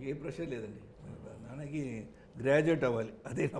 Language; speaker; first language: Telugu; non-native, local second language; Tamil